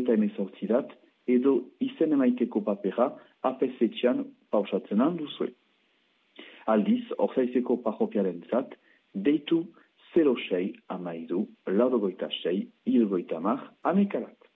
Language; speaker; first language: Basque; native; Basque